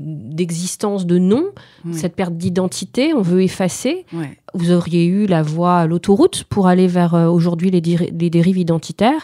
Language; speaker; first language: French; native; French